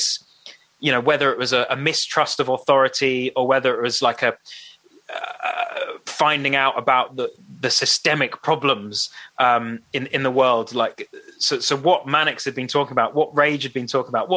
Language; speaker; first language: English; native; English